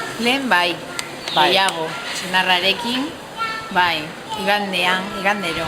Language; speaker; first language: Basque; non-native, local second language; Spanish